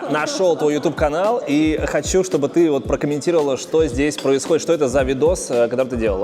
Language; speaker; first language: Russian; native; Russian